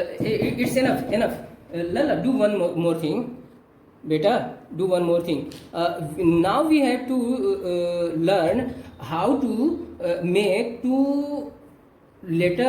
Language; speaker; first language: English; non-native, local second language; Hindi